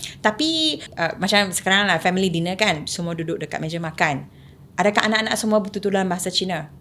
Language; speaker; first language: Malay; non-native, local second language; Chinese